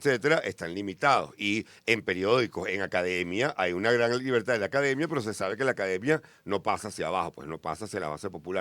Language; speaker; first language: Spanish; native; Spanish